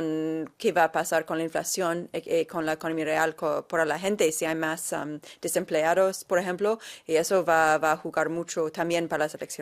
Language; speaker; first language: Spanish; non-native, fluent; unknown